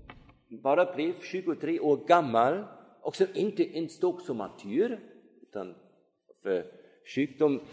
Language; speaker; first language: Swedish; non-native, fluent; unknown